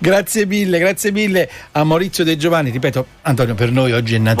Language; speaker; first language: Italian; native; Italian